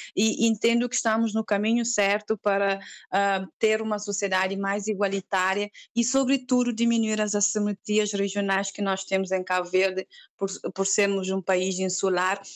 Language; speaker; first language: Portuguese; non-native, local second language; Kabuverdianu